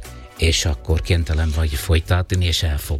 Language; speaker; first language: Hungarian; non-native, fluent; Italian